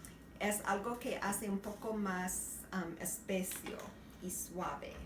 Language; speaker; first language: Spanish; non-native, learner; English